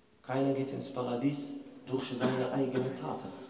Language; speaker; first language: German; non-native, fluent; Arabic